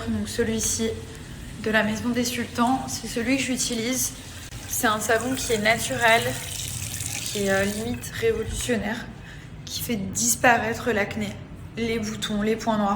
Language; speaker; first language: French; native; French